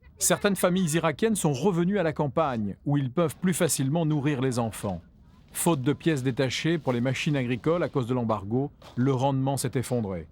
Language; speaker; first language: French; native; French